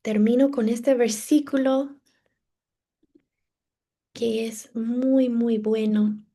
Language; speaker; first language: Spanish; non-native, fluent; English